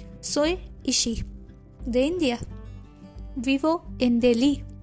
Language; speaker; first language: Spanish; non-native, learner; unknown